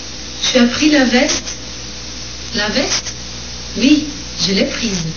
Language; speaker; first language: French; non-native, fluent; Portuguese